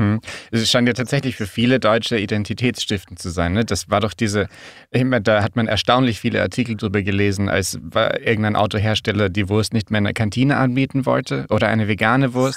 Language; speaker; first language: German; native; German